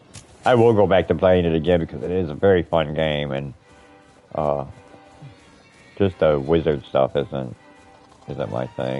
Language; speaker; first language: English; native; English